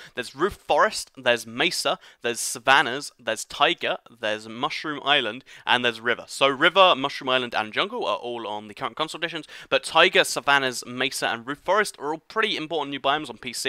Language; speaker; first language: English; native; English